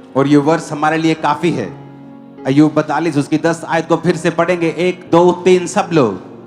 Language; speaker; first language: Hindi; non-native, local second language; Punjabi